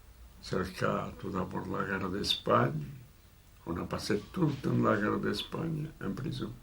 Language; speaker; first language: French; non-native, fluent; Portuguese